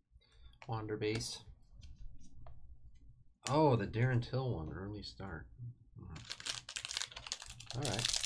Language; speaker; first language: English; native; English